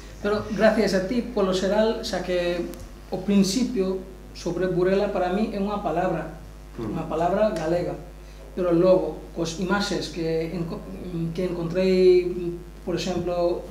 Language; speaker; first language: Galician; non-native, learner; Bangla